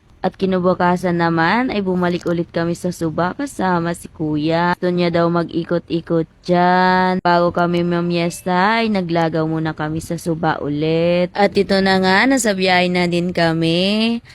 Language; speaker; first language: Filipino; native; Filipino